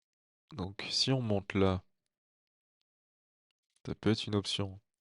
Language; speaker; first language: French; native; French